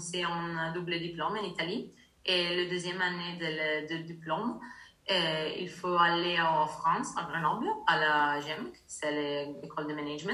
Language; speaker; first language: French; non-native, learner; Italian